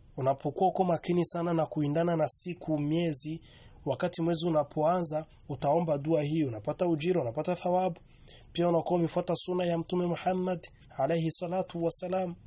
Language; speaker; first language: Swahili; native; Swahili